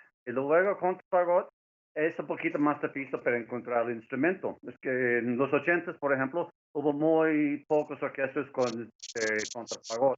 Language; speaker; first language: Spanish; non-native, fluent; English